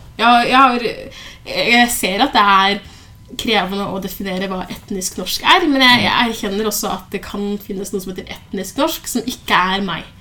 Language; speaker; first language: Norwegian; early bilingual, other home language; Somali